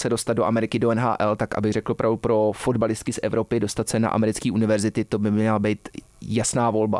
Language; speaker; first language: Czech; early bilingual, heritage; Czech